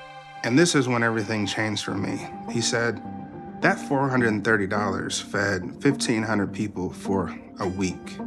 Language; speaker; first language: English; early bilingual, other home language; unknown